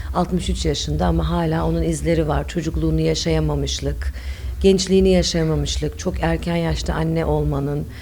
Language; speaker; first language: Turkish; early bilingual, other home language; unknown